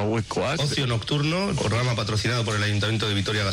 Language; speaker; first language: Spanish; native; Spanish